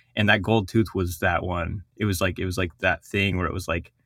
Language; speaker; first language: English; early bilingual, other home language; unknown